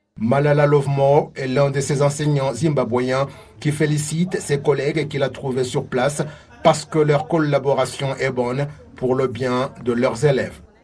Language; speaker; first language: French; non-native, local second language; Kinyarwanda